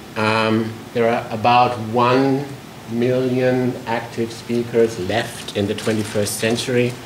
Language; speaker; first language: English; non-native, fluent; German